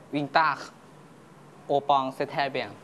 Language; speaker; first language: French; non-native, learner; Thai